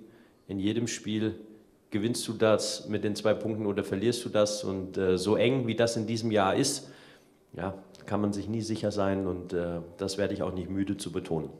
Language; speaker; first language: German; native; German